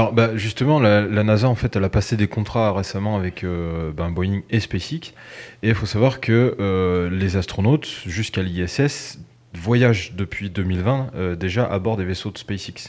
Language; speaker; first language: French; native; French